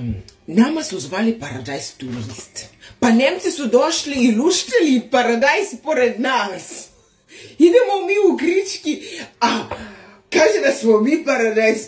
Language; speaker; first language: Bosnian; non-native, learner; Slovenian